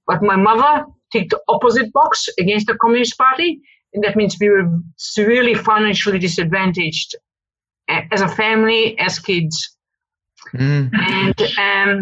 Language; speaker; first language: English; early bilingual, other home language; Hungarian